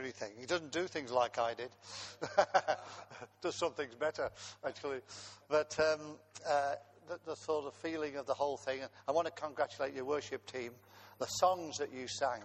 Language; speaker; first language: English; native; English